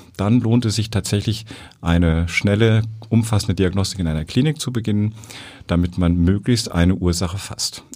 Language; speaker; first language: German; native; German